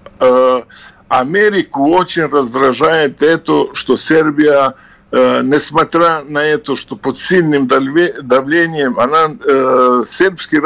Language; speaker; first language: Russian; non-native, fluent; Serbian